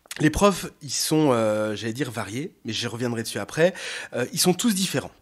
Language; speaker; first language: French; native; French